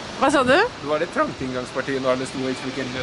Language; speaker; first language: Norwegian; native; Norwegian